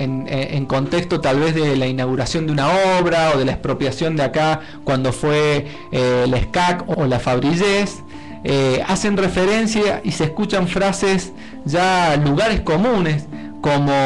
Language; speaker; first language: Spanish; native; Spanish